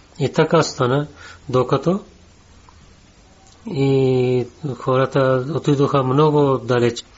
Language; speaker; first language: Bulgarian; non-native, learner; Urdu